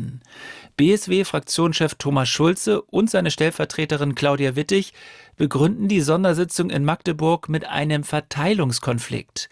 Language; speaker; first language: German; native; German